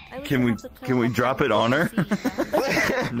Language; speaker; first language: English; native; English